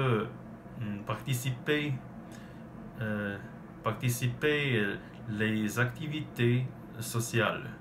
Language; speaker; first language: French; non-native, learner; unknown